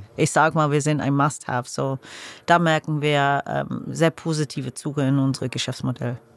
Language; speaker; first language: German; non-native, fluent; English